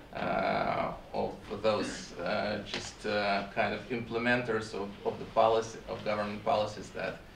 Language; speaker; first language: English; non-native, fluent; Russian